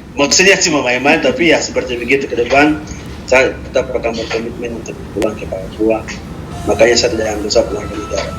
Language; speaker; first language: Indonesian; native; Indonesian